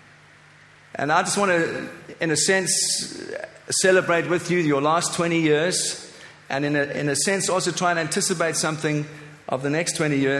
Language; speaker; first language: English; native; English